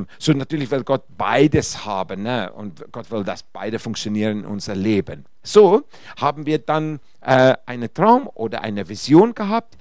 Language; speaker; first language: German; non-native, fluent; Afrikaans